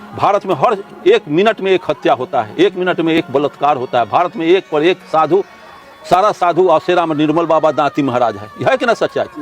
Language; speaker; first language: Hindi; native; Hindi